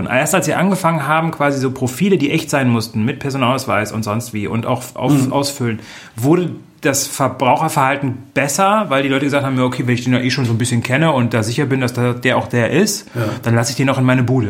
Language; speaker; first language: German; native; German